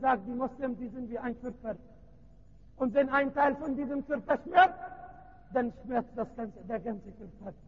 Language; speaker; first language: German; non-native, learner; Arabic